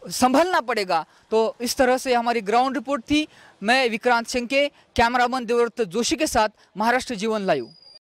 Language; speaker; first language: Hindi; non-native, local second language; Marathi